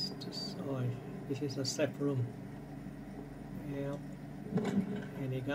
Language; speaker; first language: English; non-native, fluent; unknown